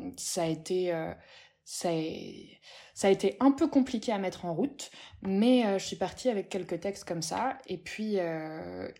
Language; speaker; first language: French; native; French